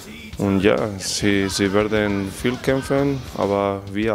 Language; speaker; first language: German; non-native, learner; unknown